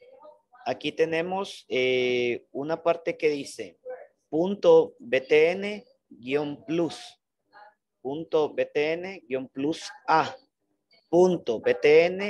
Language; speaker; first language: Spanish; native; Spanish